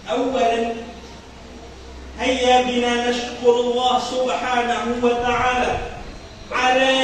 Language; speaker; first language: Arabic; non-native, learner; Indonesian